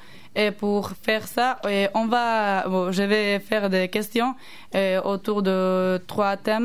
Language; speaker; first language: French; non-native, learner; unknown